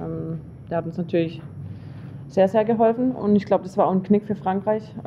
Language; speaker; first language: German; native; German